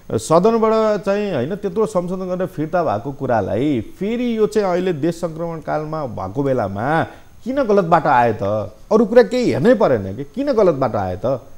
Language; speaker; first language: Nepali; native; Nepali